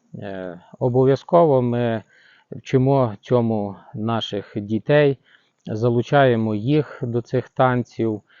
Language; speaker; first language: Ukrainian; native; Ukrainian